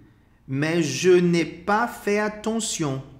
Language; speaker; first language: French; non-native, fluent; Portuguese